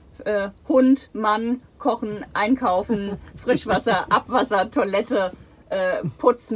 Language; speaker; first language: German; native; German